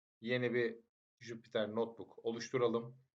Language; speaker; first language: Turkish; native; Turkish